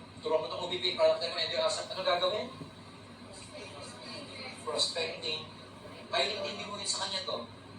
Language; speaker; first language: Filipino; native; Filipino